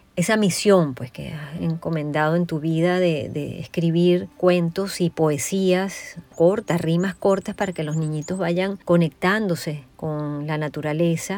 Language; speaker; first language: Spanish; native; Spanish